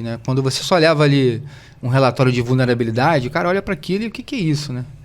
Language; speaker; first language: Portuguese; native; Portuguese